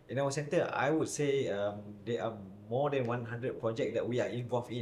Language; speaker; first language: English; non-native, local second language; Malay